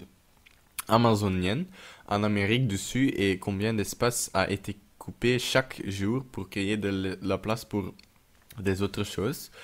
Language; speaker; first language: French; non-native, local second language; Dutch